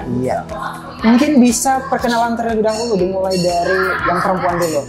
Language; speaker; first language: Indonesian; native; Indonesian